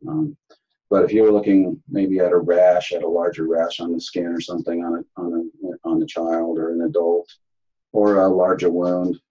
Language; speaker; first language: English; native; English